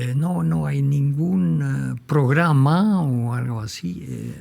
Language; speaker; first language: Spanish; non-native, fluent; Dutch